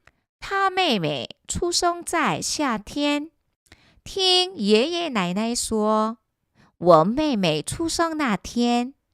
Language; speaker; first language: Chinese; non-native, fluent; Korean